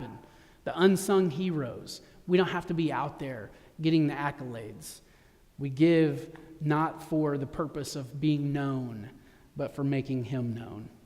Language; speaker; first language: English; native; English